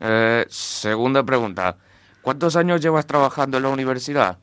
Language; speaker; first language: Spanish; native; Spanish